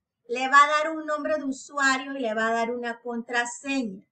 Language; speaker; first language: Spanish; native; Spanish